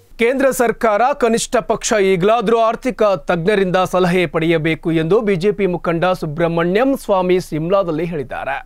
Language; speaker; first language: Kannada; native; Kannada